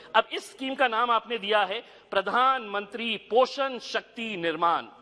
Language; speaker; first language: Hindi; non-native, local second language; Urdu